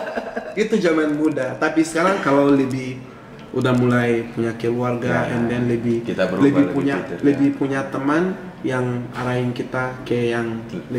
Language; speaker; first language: Indonesian; non-native, fluent; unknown